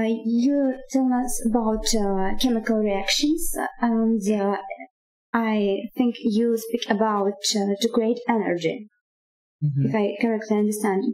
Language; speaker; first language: English; non-native, learner; Russian